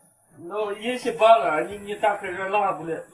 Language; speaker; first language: Russian; non-native, learner; Chinese